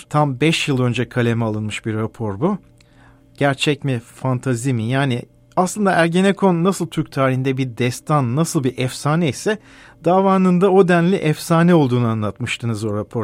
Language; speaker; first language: Turkish; native; Turkish